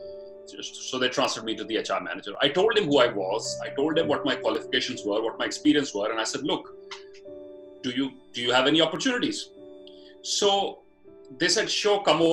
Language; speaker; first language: English; non-native, local second language; Punjabi